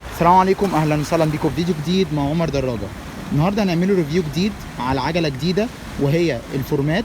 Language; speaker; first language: Arabic; native; Arabic